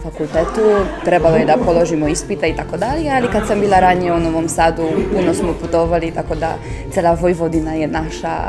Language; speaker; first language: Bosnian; non-native, fluent; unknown